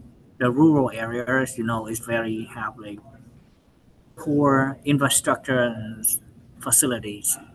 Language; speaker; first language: English; non-native, learner; Vietnamese